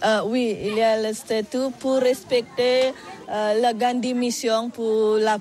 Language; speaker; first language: French; non-native, learner; Balinese